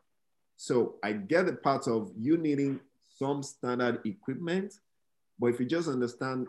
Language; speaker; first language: English; non-native, local second language; Yoruba